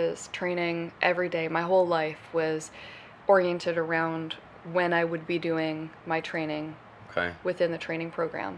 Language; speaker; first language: English; native; English